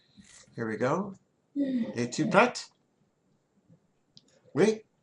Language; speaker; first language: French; non-native, fluent; English